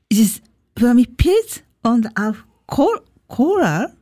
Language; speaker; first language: German; non-native, learner; Japanese